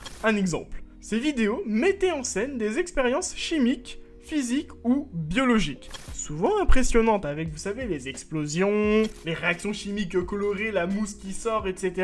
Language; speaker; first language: French; native; French